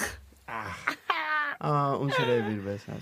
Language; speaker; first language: German; non-native, learner; Spanish